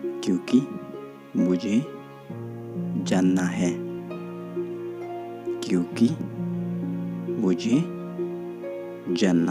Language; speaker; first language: Hindi; non-native, local second language; Khasi